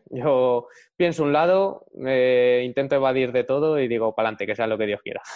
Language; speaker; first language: Spanish; native; Spanish